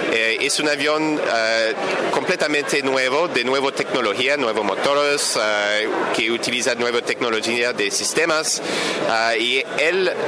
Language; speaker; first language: Spanish; non-native, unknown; French